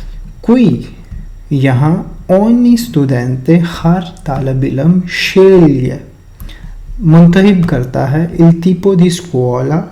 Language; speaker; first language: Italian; non-native, fluent; Urdu